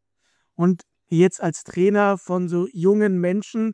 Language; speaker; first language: German; native; German